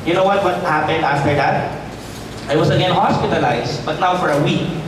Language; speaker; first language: English; non-native, local second language; Filipino